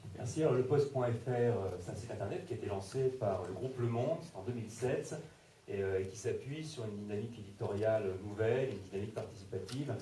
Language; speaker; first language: French; native; French